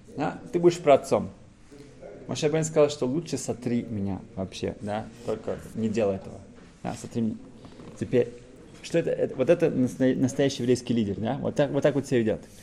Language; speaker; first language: Russian; early bilingual, heritage; Russian